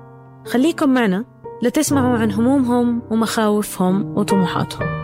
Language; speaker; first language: Arabic; native; Arabic